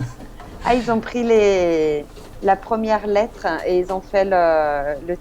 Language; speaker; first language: French; non-native, fluent; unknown